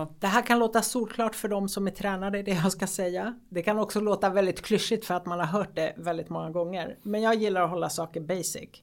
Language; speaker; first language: Swedish; early bilingual, other home language; Greek